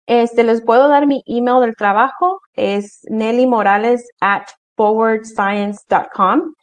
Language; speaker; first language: Spanish; early bilingual, heritage; Spanish